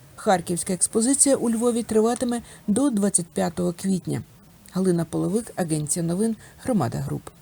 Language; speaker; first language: Ukrainian; native; Ukrainian